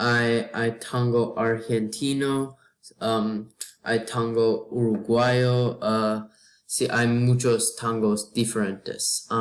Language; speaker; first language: Spanish; non-native, learner; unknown